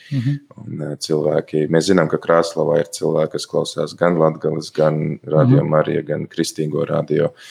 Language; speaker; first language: Latvian; native; Latvian